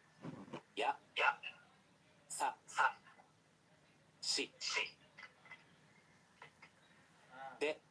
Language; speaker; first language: Japanese; non-native, learner; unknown